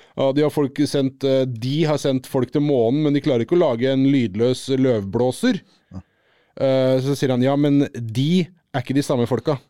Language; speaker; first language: Norwegian; native; Norwegian